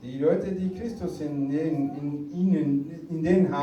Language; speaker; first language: German; non-native, fluent; Rundi